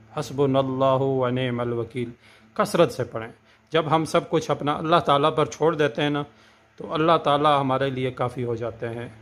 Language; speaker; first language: Urdu; native; Urdu